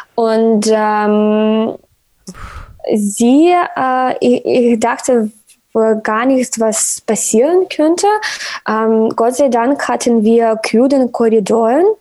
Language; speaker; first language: German; non-native, learner; Ukrainian